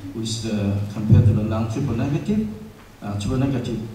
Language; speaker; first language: English; non-native, fluent; Chinese